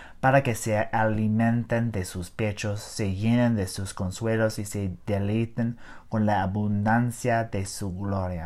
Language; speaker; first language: Spanish; non-native, learner; English